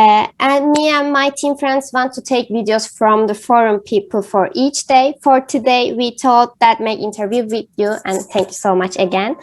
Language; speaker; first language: English; non-native, learner; Turkish